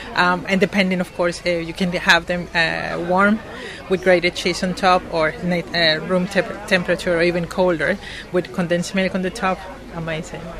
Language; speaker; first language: English; non-native, fluent; Spanish